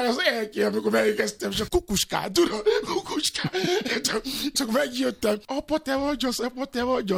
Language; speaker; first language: Hungarian; non-native, learner; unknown